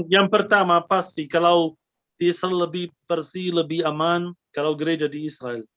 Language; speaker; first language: Indonesian; non-native, fluent; Arabic